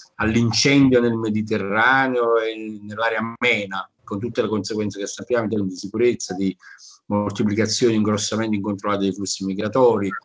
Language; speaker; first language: Italian; native; Italian